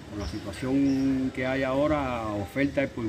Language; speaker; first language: Spanish; native; Spanish